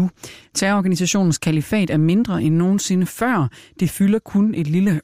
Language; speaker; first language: Danish; native; Danish